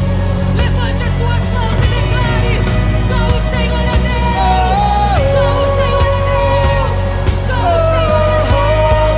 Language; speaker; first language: Portuguese; native; Portuguese